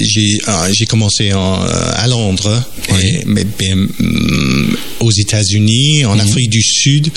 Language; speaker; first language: French; non-native, fluent; English